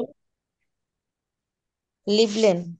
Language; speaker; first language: German; non-native, learner; Bangla